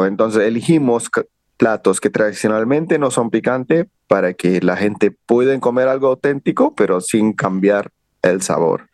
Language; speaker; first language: Spanish; non-native, fluent; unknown